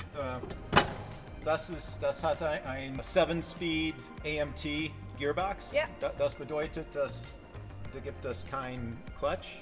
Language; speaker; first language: German; non-native, fluent; English